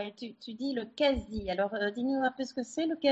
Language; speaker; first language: French; native; French